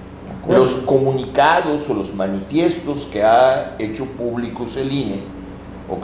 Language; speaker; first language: Spanish; native; Spanish